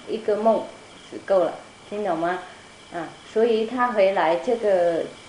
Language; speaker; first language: Chinese; non-native, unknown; Vietnamese